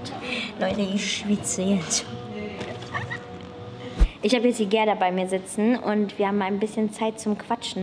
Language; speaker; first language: German; native; German